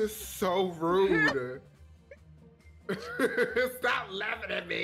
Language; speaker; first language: English; native; English